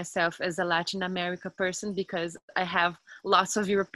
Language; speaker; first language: English; non-native, fluent; Portuguese